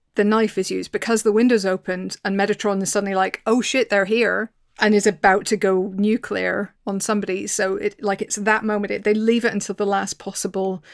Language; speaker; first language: English; native; English